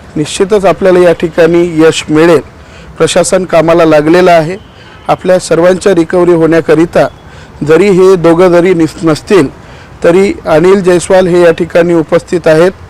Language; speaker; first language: Marathi; native; Marathi